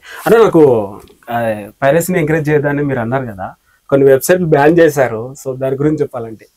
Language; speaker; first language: Telugu; native; Telugu